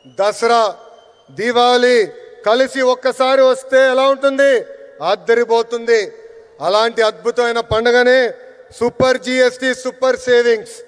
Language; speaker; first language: Telugu; native; Telugu